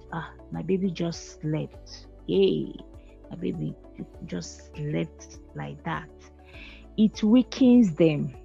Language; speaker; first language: English; non-native, local second language; Igbo